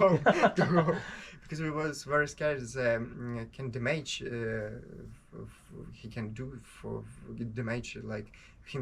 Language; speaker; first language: English; non-native, learner; Ukrainian